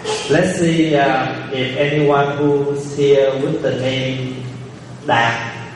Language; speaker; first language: English; non-native, fluent; Vietnamese